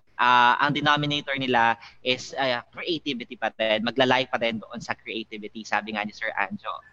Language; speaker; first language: Filipino; native; Filipino